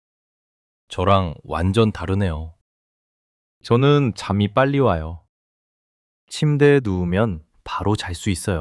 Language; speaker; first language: Korean; non-native, fluent; English